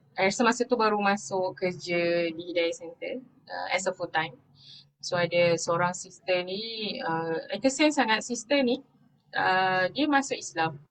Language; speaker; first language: Malay; non-native, local second language; Tamil